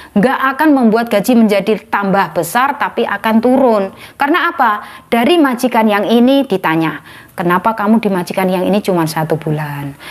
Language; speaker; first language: Indonesian; native; Indonesian